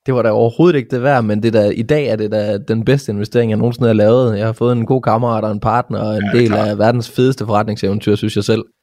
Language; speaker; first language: Danish; native; Danish